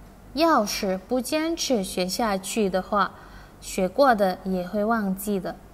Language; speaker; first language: Chinese; non-native, fluent; Indonesian